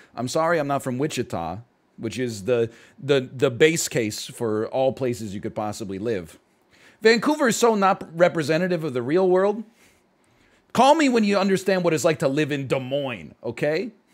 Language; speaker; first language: English; native; English